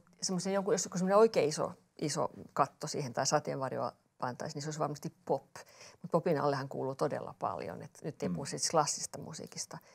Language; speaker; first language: Finnish; native; Finnish